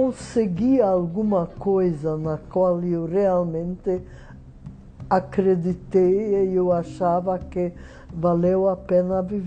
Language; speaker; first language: Portuguese; non-native, fluent; Hungarian